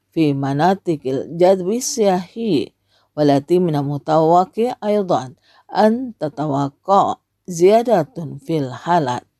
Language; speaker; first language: Arabic; non-native, fluent; Indonesian